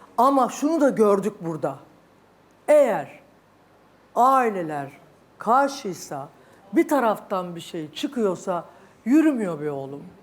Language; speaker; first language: Turkish; native; Turkish